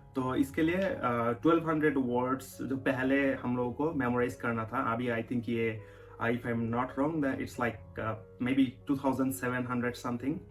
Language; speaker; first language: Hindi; non-native, fluent; Bangla